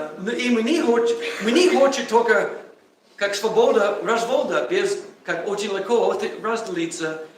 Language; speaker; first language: Russian; non-native, learner; English